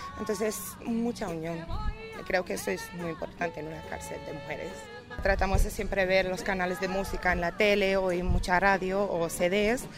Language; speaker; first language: Spanish; non-native, fluent; German